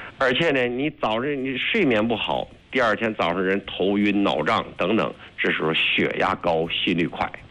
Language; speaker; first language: Chinese; native; Chinese